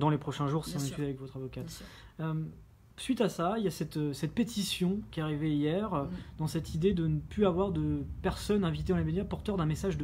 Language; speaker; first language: French; native; French